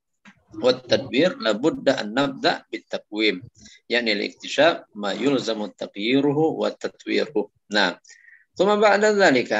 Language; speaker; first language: Arabic; non-native, fluent; Indonesian